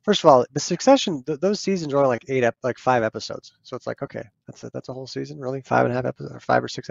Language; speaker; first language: English; native; English